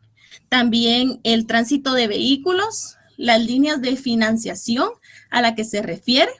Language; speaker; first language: Spanish; native; Spanish